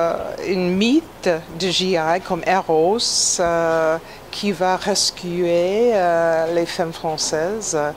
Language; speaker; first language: French; non-native, fluent; English